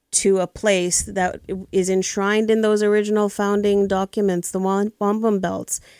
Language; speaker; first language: English; early bilingual, other home language; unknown